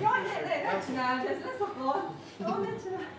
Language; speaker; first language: Hungarian; non-native, learner; Korean